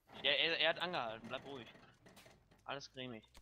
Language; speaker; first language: German; native; German